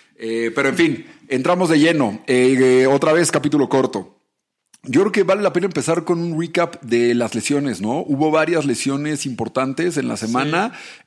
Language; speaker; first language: Spanish; native; Spanish